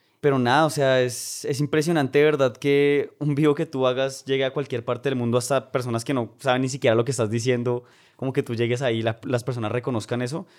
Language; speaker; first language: Spanish; native; Spanish